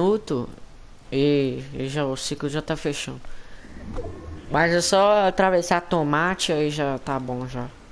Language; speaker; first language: Portuguese; native; Portuguese